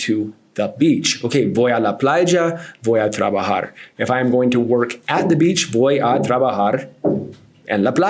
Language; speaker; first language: Spanish; non-native, learner; English